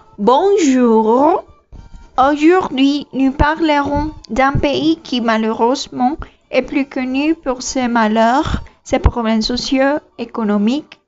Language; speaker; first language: French; non-native, learner; Spanish